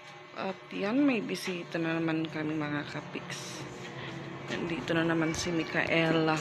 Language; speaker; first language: Filipino; native; Filipino